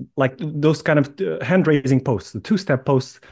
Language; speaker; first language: English; non-native, fluent; Portuguese